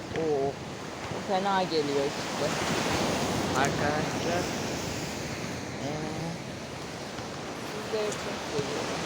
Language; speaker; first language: Turkish; non-native, fluent; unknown